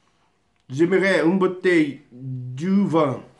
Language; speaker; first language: French; non-native, learner; Portuguese